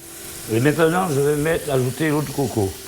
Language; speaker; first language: French; non-native, local second language; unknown